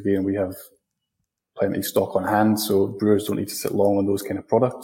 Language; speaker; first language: English; native; English